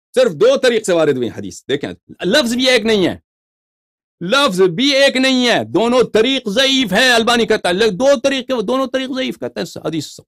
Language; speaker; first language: Urdu; native; Urdu